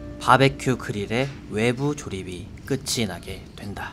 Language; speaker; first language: Korean; native; Korean